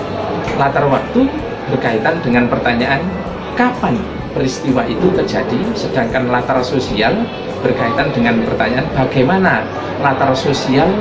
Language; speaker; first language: Indonesian; native; Indonesian